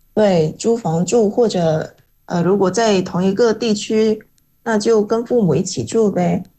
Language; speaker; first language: Chinese; non-native, fluent; Indonesian